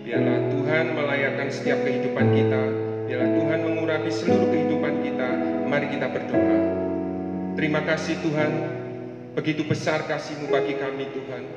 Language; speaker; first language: Malay; native; Malay